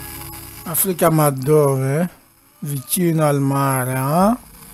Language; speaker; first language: Italian; non-native, learner; Dyula